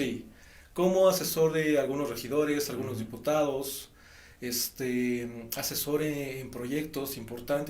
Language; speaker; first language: Spanish; native; Spanish